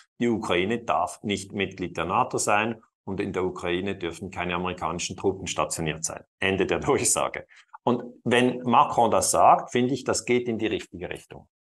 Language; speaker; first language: German; non-native, local second language; Italian